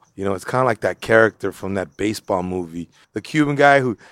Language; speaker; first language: English; native; English